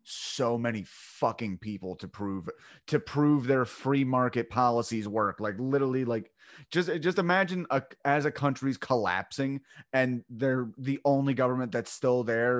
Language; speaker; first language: English; native; English